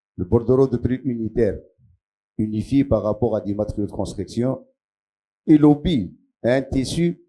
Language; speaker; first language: French; non-native, local second language; Arabic